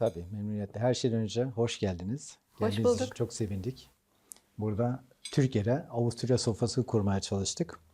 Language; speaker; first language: Turkish; non-native, fluent; German